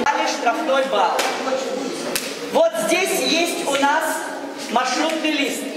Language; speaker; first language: Russian; native; Russian